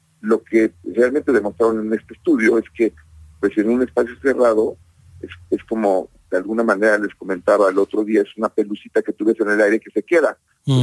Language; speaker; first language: Spanish; native; Spanish